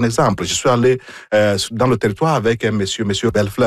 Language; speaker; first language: French; non-native, fluent; Igbo